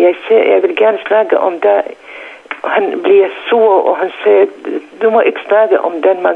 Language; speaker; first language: Danish; non-native, learner; Central Kurdish